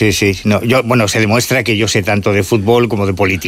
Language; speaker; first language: Spanish; native; Spanish